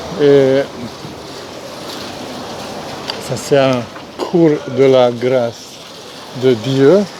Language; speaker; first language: French; non-native, fluent; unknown